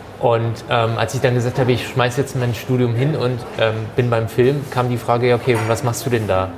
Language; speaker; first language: German; early bilingual, other home language; Turkish